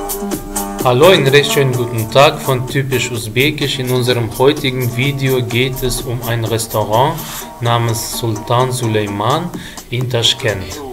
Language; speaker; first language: German; non-native, fluent; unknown